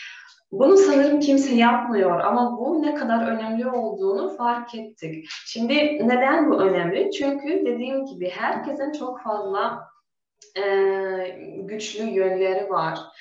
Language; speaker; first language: Turkish; non-native, fluent; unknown